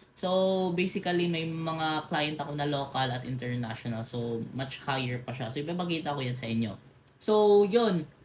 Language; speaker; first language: Filipino; non-native, local second language; Cebuano